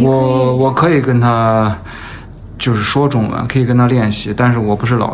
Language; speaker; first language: Chinese; native; Chinese